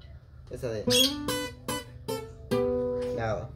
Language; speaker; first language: Spanish; native; Spanish